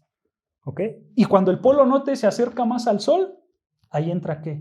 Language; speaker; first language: Spanish; native; Spanish